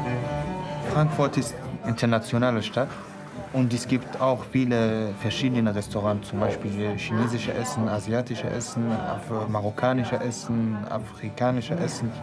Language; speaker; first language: German; non-native, learner; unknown